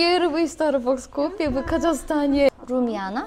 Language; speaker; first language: Russian; non-native, learner; Korean